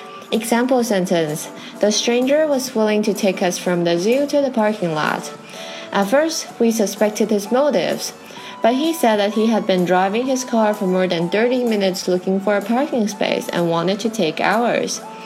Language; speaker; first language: English; non-native, fluent; Chinese